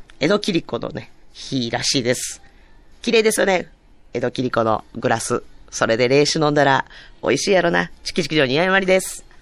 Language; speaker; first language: Japanese; native; Japanese